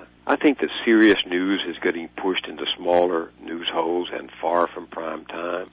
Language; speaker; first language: English; native; English